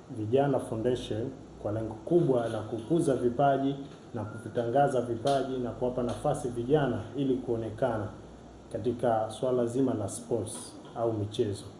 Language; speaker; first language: Swahili; native; Swahili